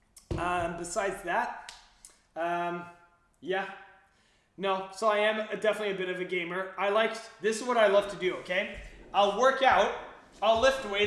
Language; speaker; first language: English; non-native, local second language; French